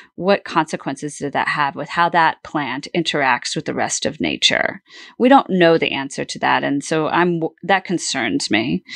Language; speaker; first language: English; native; English